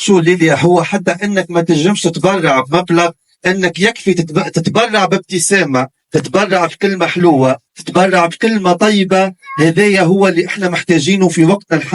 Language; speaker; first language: Arabic; native; Arabic